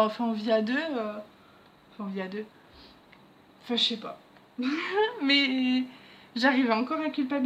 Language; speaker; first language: French; native; French